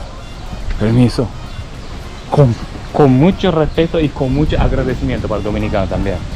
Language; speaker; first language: Spanish; non-native, learner; Japanese